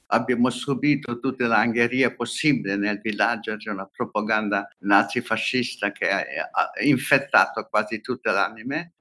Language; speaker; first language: Italian; non-native, fluent; Hungarian